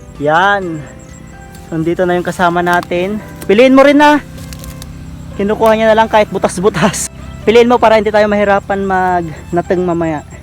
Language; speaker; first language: Filipino; non-native, local second language; Iloko